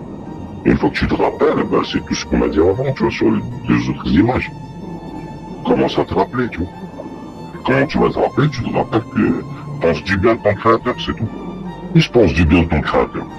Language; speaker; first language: French; native; French